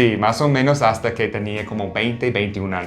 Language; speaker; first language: Spanish; non-native, fluent; English